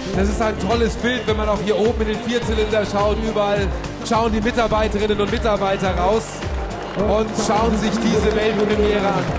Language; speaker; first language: German; native; German